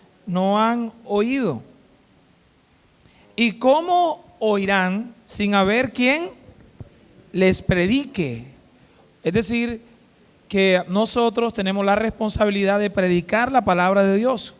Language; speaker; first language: Spanish; native; Spanish